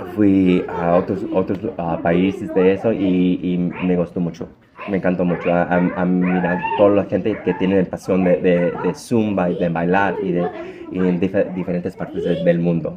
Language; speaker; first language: Spanish; early bilingual, heritage; Spanish